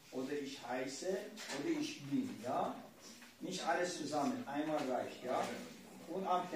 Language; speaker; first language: German; non-native, learner; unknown